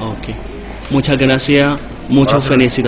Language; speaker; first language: Spanish; non-native, learner; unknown